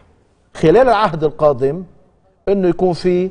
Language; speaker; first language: Arabic; native; Arabic